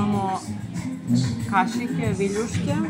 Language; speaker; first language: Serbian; non-native, learner; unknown